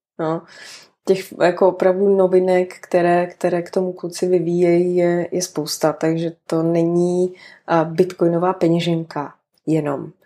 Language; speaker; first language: Czech; native; Czech